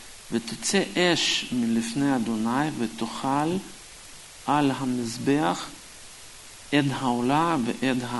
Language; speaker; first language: Hebrew; non-native, fluent; Russian